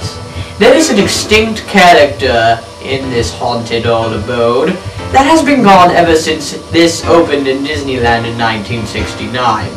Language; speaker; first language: English; native; English